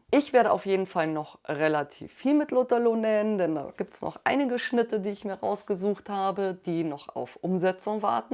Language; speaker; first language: German; native; German